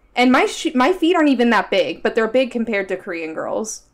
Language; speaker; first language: English; native; English